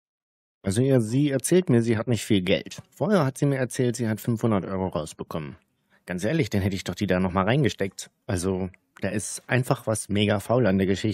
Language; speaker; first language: German; native; German